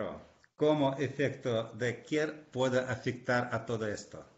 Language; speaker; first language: Spanish; non-native, fluent; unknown